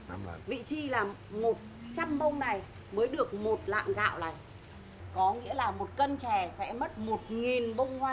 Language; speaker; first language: Vietnamese; native; Vietnamese